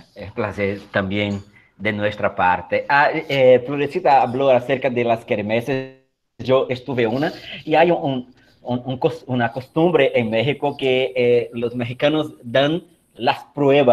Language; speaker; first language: Spanish; non-native, fluent; Portuguese